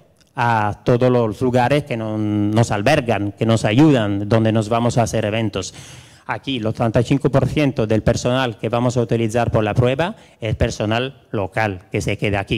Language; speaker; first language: Spanish; non-native, fluent; Italian